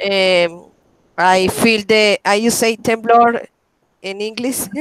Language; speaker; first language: English; non-native, learner; Spanish